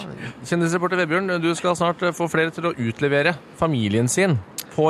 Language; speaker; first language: Norwegian; native; Norwegian